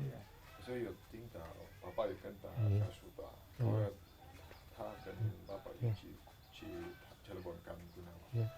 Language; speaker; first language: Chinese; non-native, learner; Indonesian